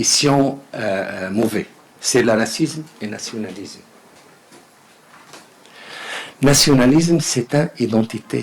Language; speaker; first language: French; non-native, learner; Arabic